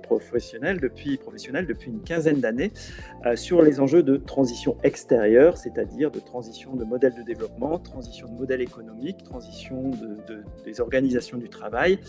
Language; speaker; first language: French; native; French